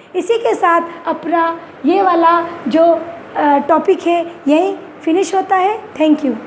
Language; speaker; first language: Hindi; native; Hindi